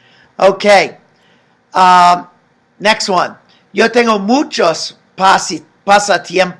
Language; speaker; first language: Spanish; non-native, fluent; English